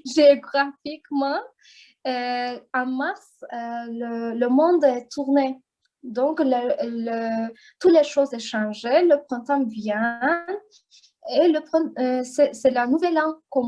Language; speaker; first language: French; non-native, learner; Azerbaijani